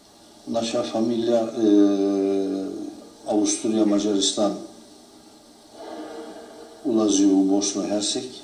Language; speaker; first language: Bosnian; early bilingual, heritage; Turkish